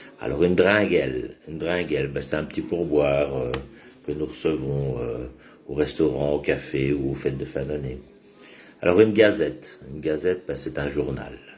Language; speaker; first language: French; native; French